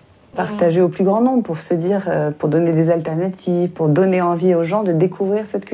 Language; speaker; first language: French; native; French